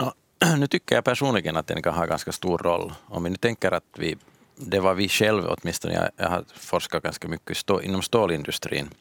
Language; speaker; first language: Swedish; native; Swedish